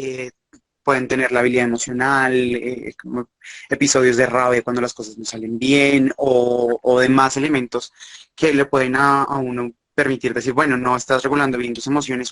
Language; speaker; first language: Spanish; native; Spanish